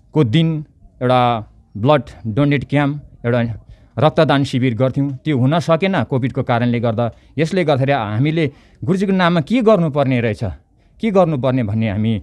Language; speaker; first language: Nepali; native; Nepali